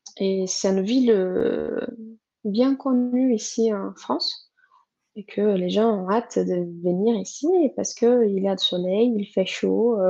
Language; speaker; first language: French; non-native, fluent; Portuguese